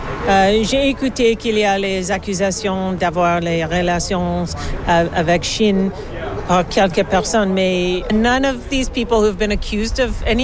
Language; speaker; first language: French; non-native, local second language; English